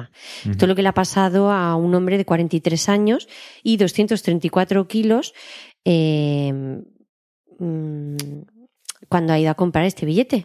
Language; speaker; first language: Spanish; native; Spanish